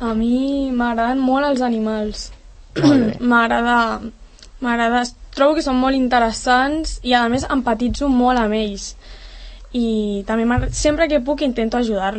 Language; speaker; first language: Catalan; non-native, local second language; Spanish